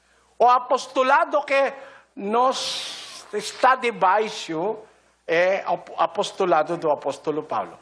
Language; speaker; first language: Portuguese; non-native, learner; Filipino